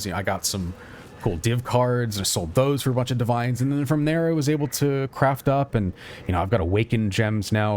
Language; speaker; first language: English; native; English